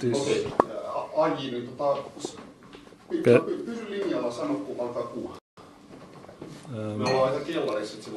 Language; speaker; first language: Finnish; native; Finnish